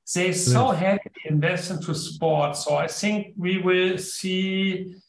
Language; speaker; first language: English; non-native, fluent; German